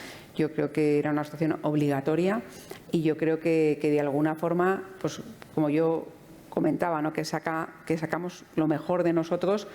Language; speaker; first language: Spanish; native; Spanish